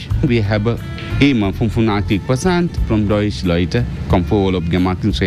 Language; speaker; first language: German; non-native, learner; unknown